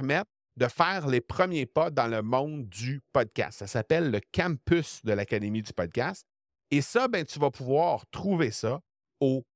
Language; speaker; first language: French; native; French